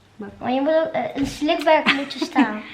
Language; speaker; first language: Dutch; early bilingual, other home language; Turkish